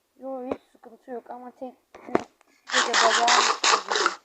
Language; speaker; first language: Turkish; native; Turkish